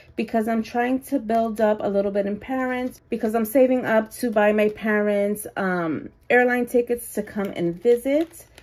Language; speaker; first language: English; native; English